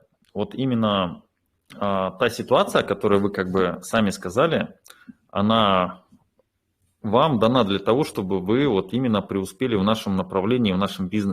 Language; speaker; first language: Russian; native; Russian